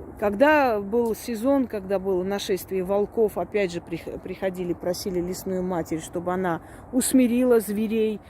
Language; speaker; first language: Russian; non-native, local second language; Armenian